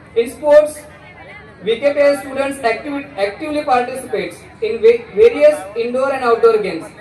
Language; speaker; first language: English; non-native, local second language; Marathi